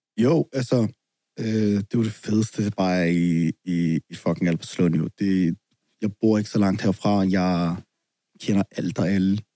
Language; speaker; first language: Danish; early bilingual, other home language; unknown